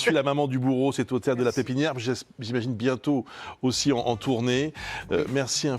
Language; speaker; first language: French; native; French